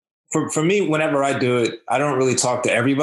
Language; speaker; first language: English; native; English